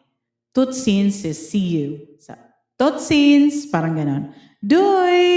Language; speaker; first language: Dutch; non-native, fluent; Filipino